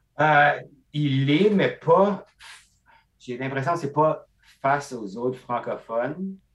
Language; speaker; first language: French; non-native, local second language; English